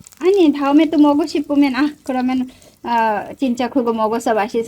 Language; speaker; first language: Korean; non-native, learner; Bangla